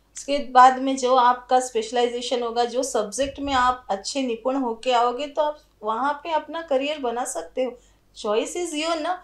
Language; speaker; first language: Hindi; native; Hindi